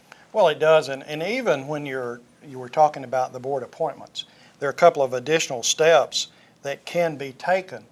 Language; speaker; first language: English; native; English